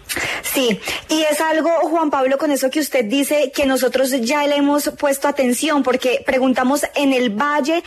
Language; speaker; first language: Spanish; native; Spanish